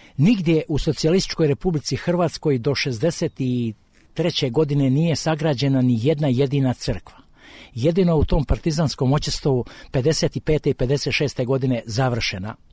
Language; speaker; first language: Croatian; native; Croatian